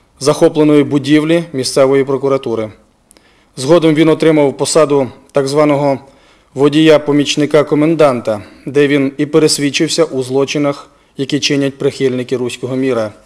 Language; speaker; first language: Ukrainian; native; Ukrainian